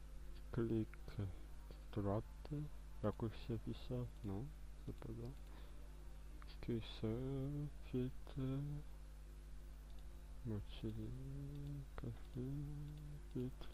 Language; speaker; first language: French; non-native, local second language; Malagasy